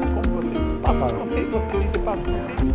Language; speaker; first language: Portuguese; non-native, local second language; Kabuverdianu